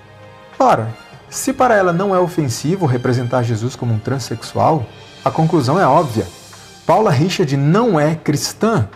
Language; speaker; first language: Portuguese; native; Portuguese